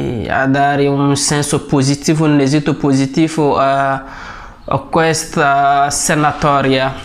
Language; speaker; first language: Italian; non-native, fluent; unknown